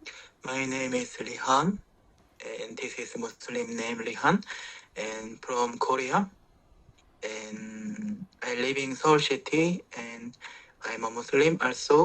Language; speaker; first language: English; non-native, learner; Korean